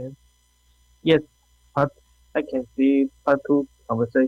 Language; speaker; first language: English; non-native, learner; Chinese